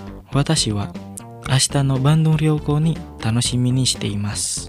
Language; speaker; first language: Japanese; non-native, fluent; Indonesian